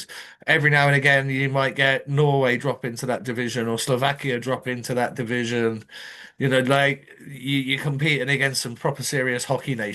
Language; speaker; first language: English; native; English